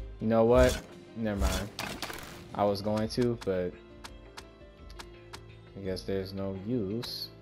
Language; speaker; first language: English; native; English